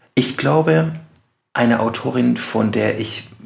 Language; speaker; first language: German; non-native, fluent; Persian